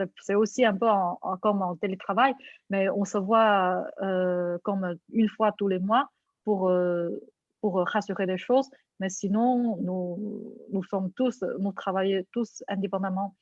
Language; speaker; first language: French; non-native, fluent; Chinese